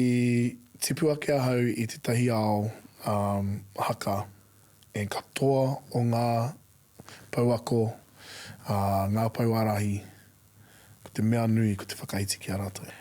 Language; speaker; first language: Māori; non-native, local second language; English